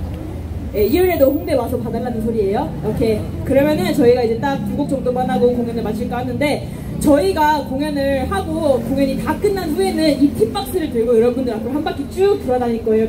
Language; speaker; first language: Korean; non-native, fluent; Japanese